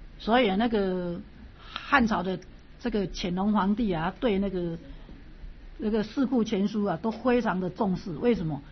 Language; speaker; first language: Chinese; native; Chinese